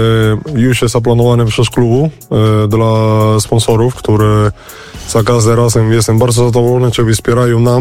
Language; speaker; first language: Polish; non-native, learner; Spanish